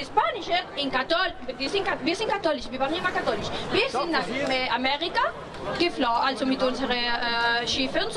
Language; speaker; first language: German; non-native, learner; Spanish